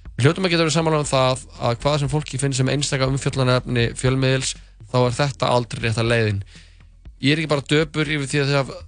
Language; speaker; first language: Icelandic; native; Icelandic